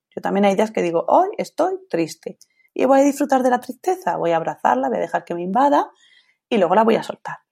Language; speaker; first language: Spanish; native; Spanish